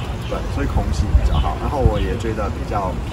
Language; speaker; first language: Chinese; non-native, fluent; English